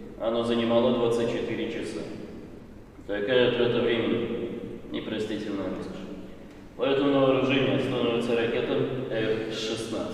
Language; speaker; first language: Russian; native; Russian